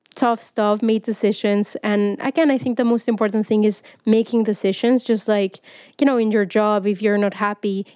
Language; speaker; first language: English; non-native, fluent; Spanish